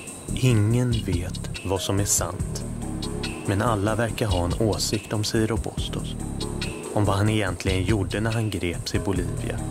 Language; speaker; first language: Swedish; native; Swedish